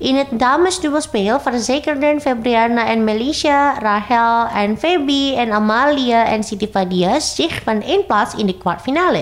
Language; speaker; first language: Dutch; non-native, fluent; Indonesian